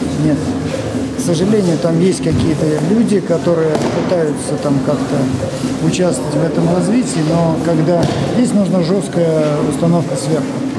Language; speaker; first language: Russian; native; Russian